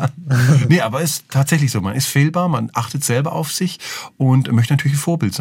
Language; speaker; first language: German; native; German